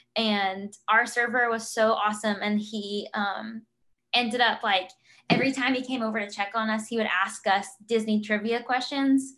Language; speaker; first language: English; native; English